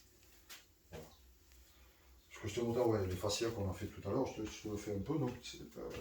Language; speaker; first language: French; native; French